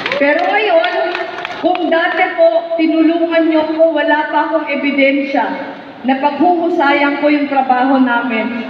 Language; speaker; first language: Filipino; non-native, local second language; Bikol